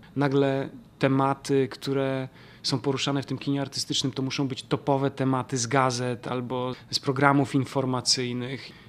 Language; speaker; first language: Polish; native; Polish